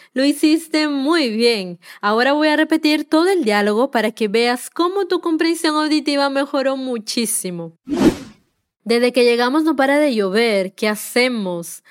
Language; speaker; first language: Spanish; native; Spanish